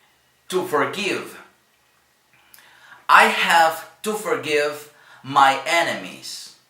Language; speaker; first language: English; non-native, fluent; Spanish